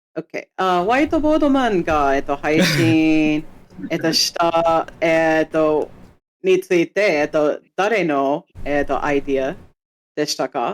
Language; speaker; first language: Japanese; non-native, fluent; English